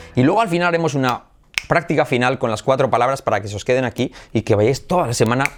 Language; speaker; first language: Spanish; native; Spanish